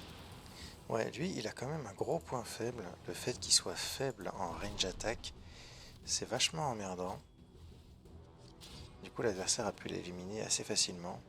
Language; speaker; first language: French; native; French